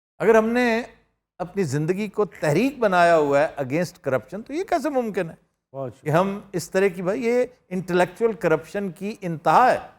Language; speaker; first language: Urdu; non-native, local second language; Punjabi